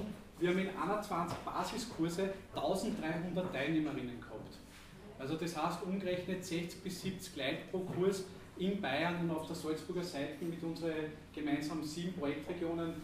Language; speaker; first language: German; native; German